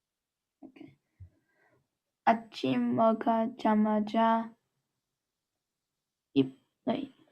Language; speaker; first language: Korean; non-native, learner; English